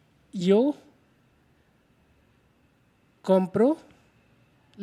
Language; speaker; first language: Spanish; non-native, learner; Hindi